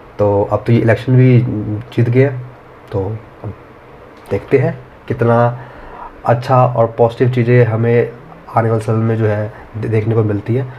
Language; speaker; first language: Hindi; native; Hindi